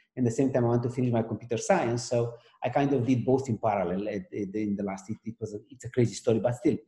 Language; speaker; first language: English; non-native, fluent; Romanian